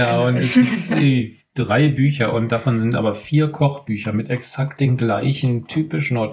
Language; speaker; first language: German; native; German